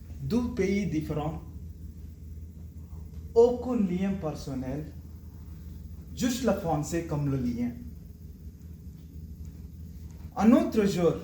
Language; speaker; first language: French; non-native, learner; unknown